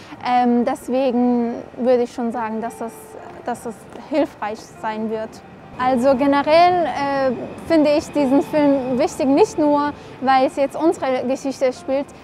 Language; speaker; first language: German; non-native, fluent; Kurdish